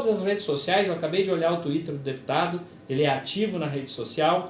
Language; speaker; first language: Portuguese; native; Portuguese